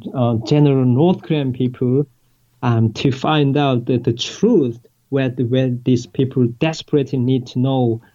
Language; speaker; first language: English; non-native, fluent; Korean